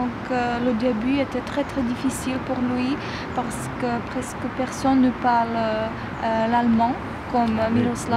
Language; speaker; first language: French; non-native, fluent; Czech